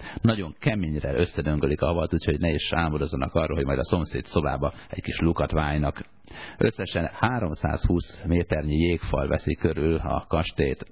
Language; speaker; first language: Hungarian; native; Hungarian